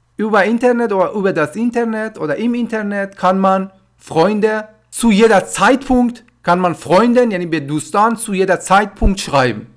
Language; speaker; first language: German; non-native, fluent; Persian